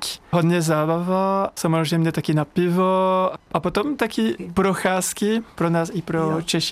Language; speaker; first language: Czech; non-native, learner; French